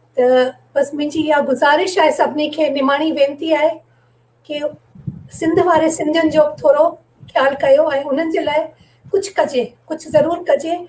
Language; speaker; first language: Sindhi; early bilingual, heritage; Sindhi